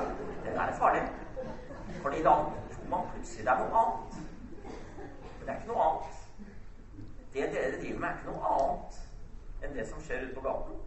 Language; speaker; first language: Norwegian; native; Norwegian